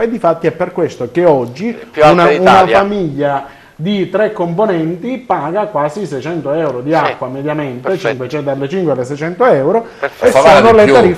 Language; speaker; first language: Italian; native; Italian